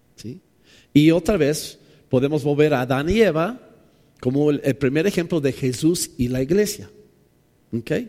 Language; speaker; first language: Spanish; non-native, fluent; English